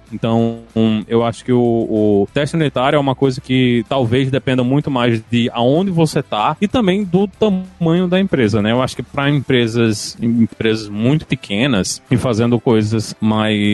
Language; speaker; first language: Portuguese; native; Portuguese